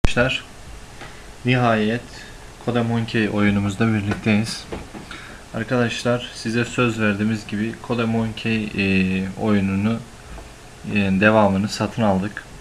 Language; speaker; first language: Turkish; native; Turkish